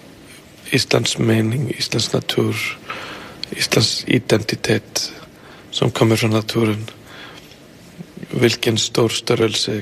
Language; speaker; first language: Danish; non-native, fluent; Icelandic